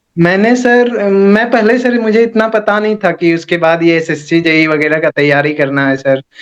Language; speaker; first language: Hindi; native; Hindi